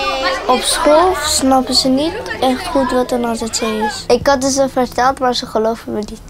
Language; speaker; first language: Dutch; early bilingual, other home language; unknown